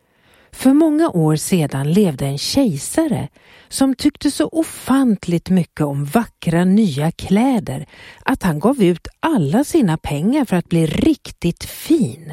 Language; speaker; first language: Swedish; native; Swedish